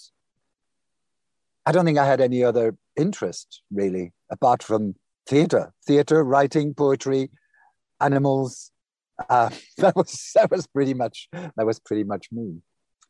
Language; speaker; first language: English; non-native, fluent; French